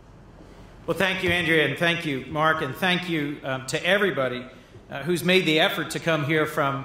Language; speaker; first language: English; native; English